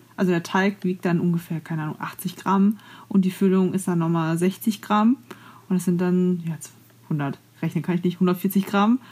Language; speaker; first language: German; native; German